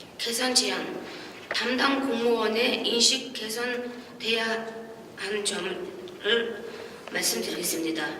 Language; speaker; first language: Korean; non-native, fluent; Mongolian